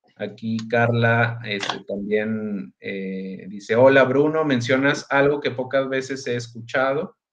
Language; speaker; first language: Spanish; native; Spanish